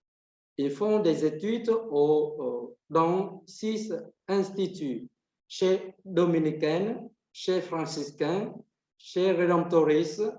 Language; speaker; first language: French; non-native, fluent; Vietnamese